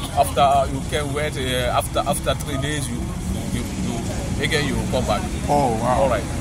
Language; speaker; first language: English; non-native, learner; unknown